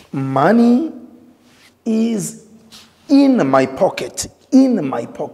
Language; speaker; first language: English; non-native, fluent; Lingala